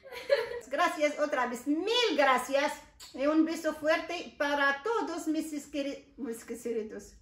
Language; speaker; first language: Spanish; non-native, learner; Arabic